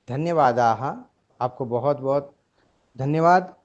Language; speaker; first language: Hindi; non-native, local second language; Gujarati